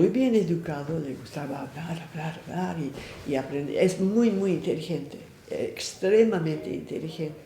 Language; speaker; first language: Spanish; non-native, fluent; English